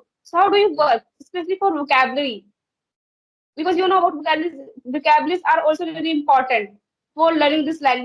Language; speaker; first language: English; non-native, learner; Hindi